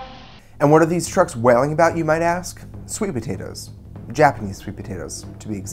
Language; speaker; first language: English; native; English